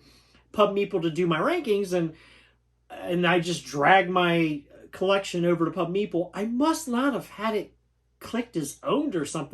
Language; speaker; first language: English; native; English